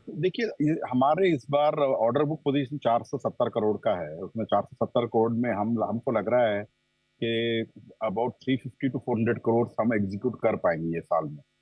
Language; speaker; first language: Hindi; non-native, local second language; Telugu